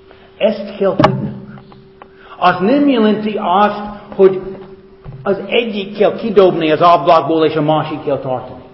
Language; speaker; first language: Hungarian; non-native, fluent; English